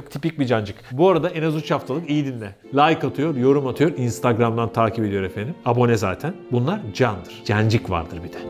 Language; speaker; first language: Turkish; native; Turkish